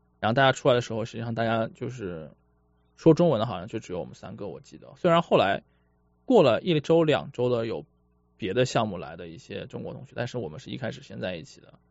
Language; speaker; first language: Chinese; native; Chinese